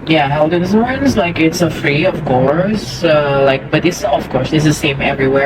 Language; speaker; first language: English; non-native, fluent; Indonesian